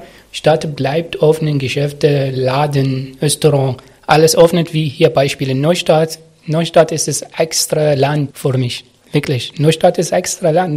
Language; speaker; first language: German; non-native, learner; Arabic